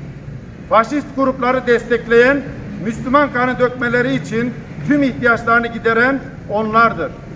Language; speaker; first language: Turkish; native; Turkish